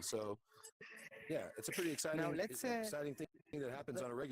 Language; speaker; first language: English; native; English